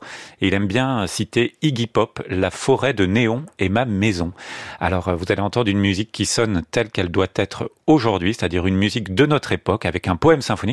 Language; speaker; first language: French; native; French